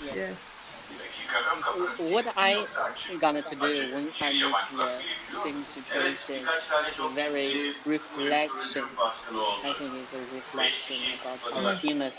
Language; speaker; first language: English; non-native, learner; Chinese